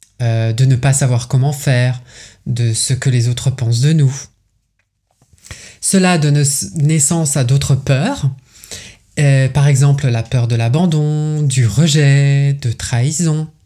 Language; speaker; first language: French; native; French